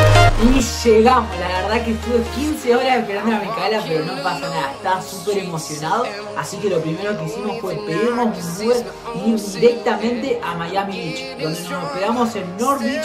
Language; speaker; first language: Spanish; native; Spanish